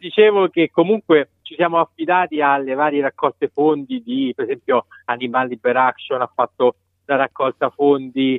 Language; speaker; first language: Italian; native; Italian